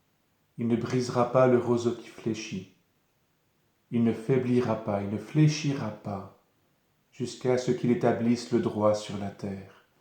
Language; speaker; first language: French; native; French